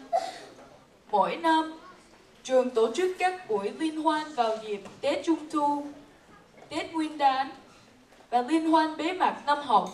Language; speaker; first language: Vietnamese; early bilingual, heritage; Vietnamese